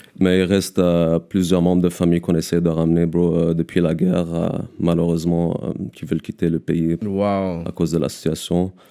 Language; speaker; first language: French; early bilingual, other home language; Arabic